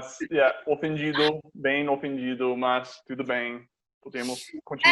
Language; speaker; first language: Portuguese; non-native, fluent; English